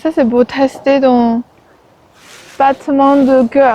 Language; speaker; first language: French; early bilingual, other home language; Chinese